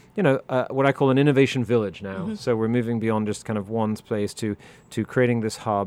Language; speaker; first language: English; non-native, local second language; French